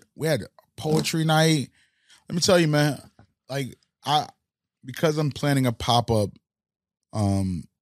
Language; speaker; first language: English; early bilingual, other home language; Haitian Creole